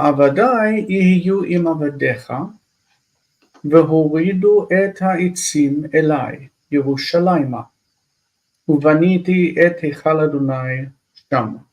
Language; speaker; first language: Hebrew; non-native, fluent; English